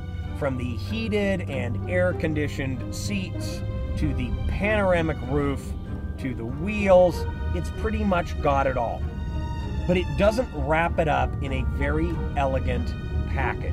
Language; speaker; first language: English; native; English